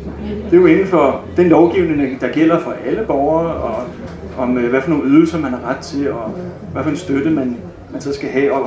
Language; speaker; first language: Danish; native; Danish